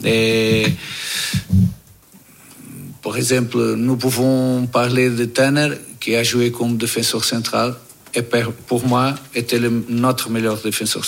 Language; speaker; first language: French; non-native, learner; Portuguese